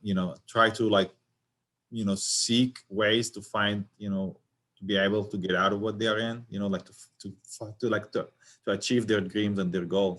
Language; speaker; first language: English; non-native, fluent; Arabic